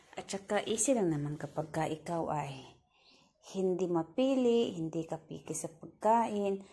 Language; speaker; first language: Filipino; native; Filipino